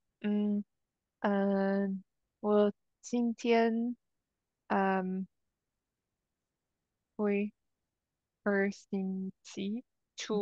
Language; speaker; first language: Chinese; non-native, learner; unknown